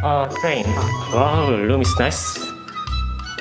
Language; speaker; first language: English; non-native, learner; Korean